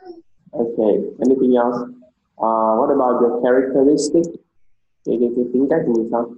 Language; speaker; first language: English; non-native, learner; Vietnamese